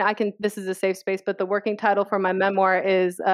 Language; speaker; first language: English; early bilingual, other home language; Spanish